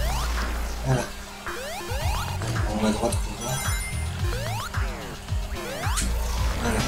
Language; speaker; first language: French; native; French